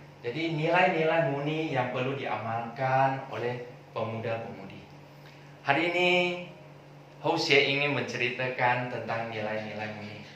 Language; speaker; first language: Malay; non-native, local second language; Chinese